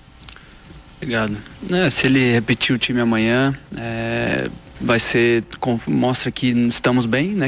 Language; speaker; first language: Portuguese; native; Portuguese